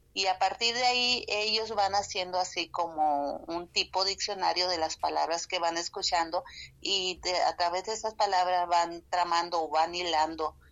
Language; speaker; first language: Spanish; non-native, local second language; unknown